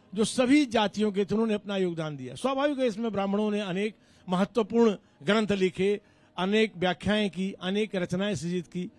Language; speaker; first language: Hindi; native; Hindi